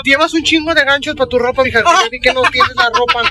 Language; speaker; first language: Spanish; native; Spanish